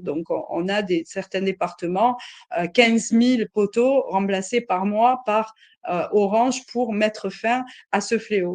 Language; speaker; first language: French; native; French